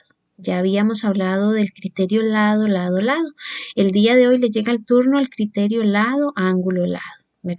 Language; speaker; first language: Spanish; native; Spanish